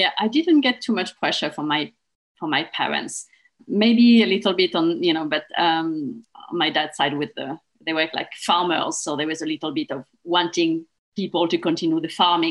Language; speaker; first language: English; non-native, fluent; French